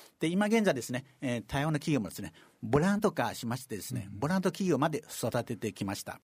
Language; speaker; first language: Japanese; non-native, fluent; Chinese